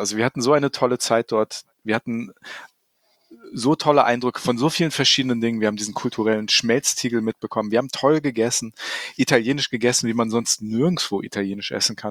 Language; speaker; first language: German; native; German